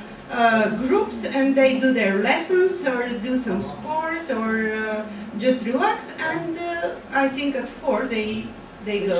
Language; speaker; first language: English; non-native, fluent; Bulgarian